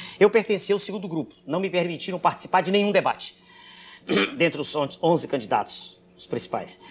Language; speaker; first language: Portuguese; native; Portuguese